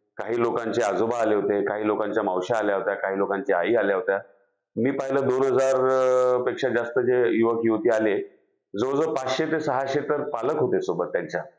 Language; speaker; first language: Marathi; native; Marathi